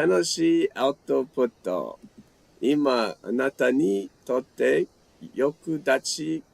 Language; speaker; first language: Japanese; non-native, learner; English